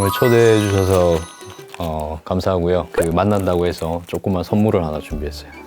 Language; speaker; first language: Korean; native; Korean